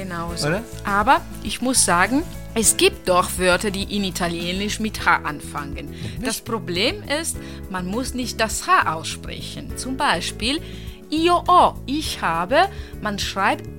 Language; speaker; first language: German; non-native, fluent; Italian